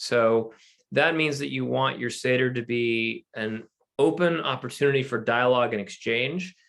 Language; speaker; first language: English; native; English